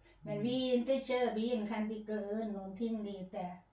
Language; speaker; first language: Swedish; non-native, local second language; Thai